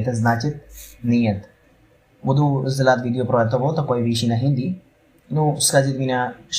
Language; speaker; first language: Russian; non-native, learner; Hindi